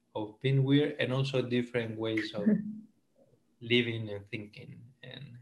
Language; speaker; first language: English; non-native, fluent; Spanish